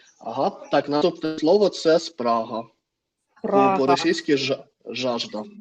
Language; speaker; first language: Ukrainian; non-native, learner; Russian